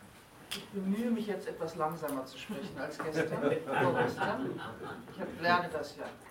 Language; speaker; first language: German; native; German